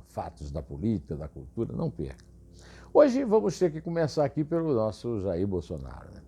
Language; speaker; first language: Portuguese; native; Portuguese